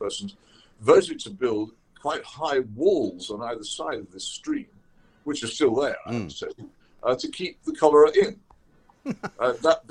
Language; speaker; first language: English; native; English